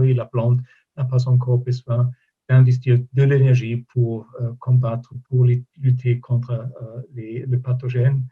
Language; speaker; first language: French; non-native, fluent; German